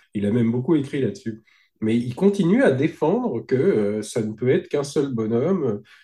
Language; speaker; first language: French; native; French